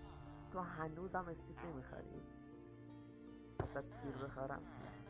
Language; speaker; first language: Persian; native; Persian